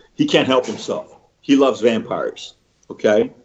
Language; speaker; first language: English; early bilingual, other home language; Persian